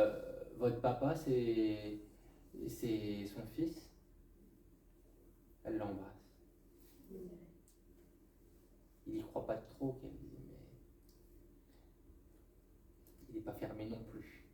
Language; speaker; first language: French; native; French